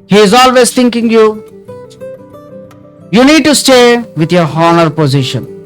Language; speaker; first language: English; non-native, local second language; Telugu